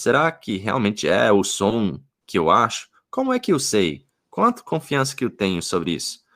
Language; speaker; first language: Portuguese; non-native, fluent; English